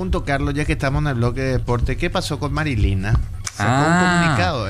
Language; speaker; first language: Spanish; native; Spanish